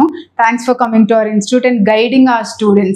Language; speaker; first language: Telugu; native; Telugu